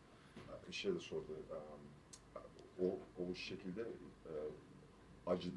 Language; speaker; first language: Turkish; non-native, learner; English